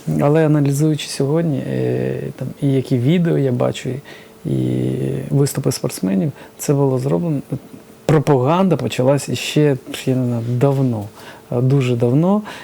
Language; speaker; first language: Ukrainian; early bilingual, other home language; Georgian